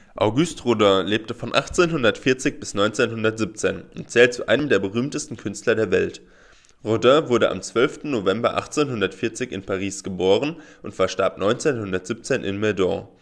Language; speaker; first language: German; native; German